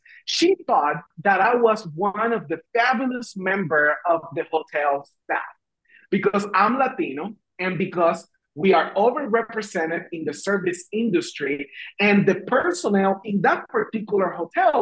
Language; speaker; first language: English; non-native, fluent; Spanish